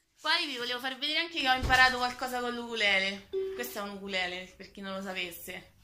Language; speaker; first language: Italian; native; Italian